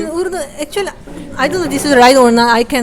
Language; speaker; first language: English; non-native, learner; Korean